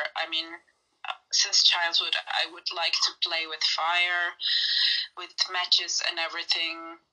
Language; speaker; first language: English; non-native, fluent; Turkish